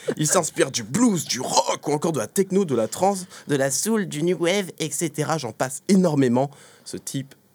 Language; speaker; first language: French; native; French